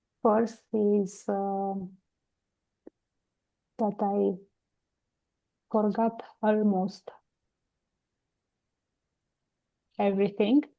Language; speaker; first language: English; non-native, learner; Romanian